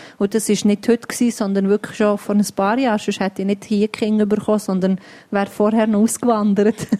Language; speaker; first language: German; early bilingual, other home language; Albanian